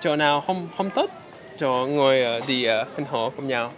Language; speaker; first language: Vietnamese; non-native, learner; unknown